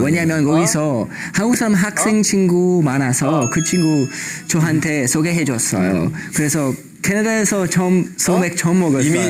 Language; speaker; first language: Korean; non-native, learner; English